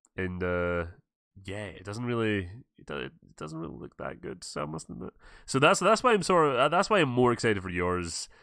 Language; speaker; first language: English; native; English